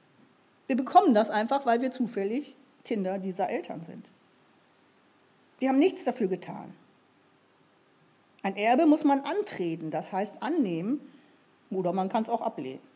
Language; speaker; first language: German; native; German